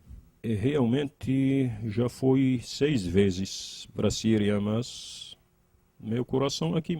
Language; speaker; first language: Portuguese; non-native, learner; Arabic